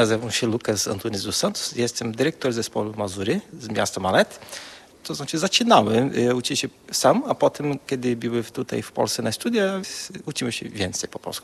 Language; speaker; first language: Polish; non-native, fluent; Portuguese